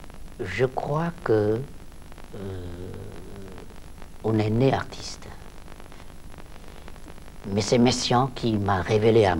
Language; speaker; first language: French; non-native, local second language; Vietnamese